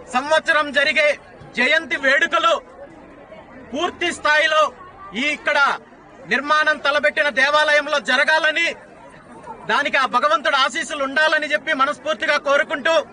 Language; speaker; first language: Telugu; native; Telugu